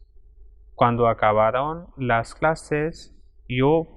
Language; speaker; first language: Spanish; non-native, fluent; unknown